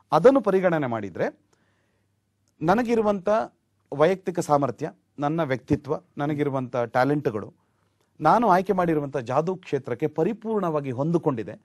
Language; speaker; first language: Kannada; native; Kannada